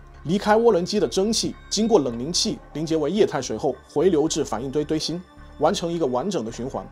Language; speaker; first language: Chinese; native; Chinese